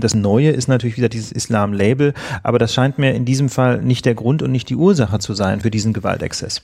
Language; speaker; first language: German; native; German